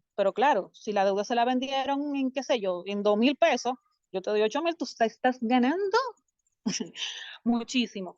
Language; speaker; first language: Spanish; native; Spanish